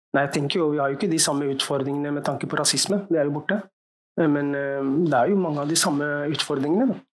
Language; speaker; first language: Norwegian; early bilingual, other home language; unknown